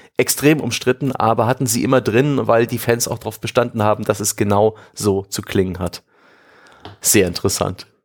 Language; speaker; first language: German; native; German